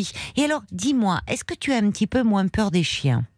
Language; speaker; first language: French; native; French